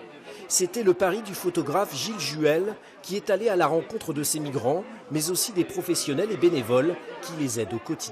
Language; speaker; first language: French; native; French